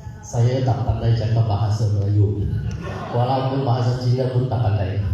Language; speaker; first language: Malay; non-native, local second language; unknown